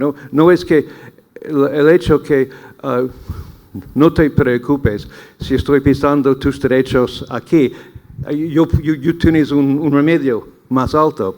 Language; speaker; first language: Spanish; non-native, learner; English